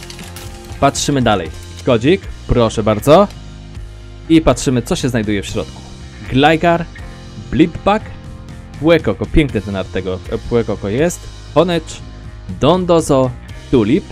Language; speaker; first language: Polish; native; Polish